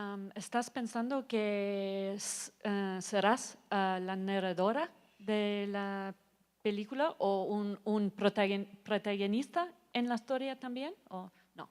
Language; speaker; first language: Spanish; non-native, learner; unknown